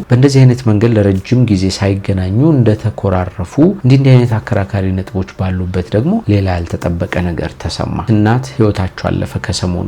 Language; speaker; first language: Amharic; native; Amharic